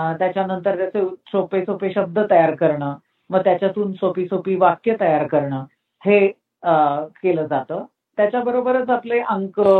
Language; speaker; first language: Marathi; native; Marathi